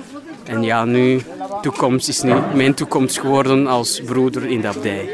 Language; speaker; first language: Dutch; non-native, fluent; Thai